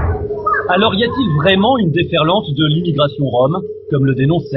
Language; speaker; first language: French; native; French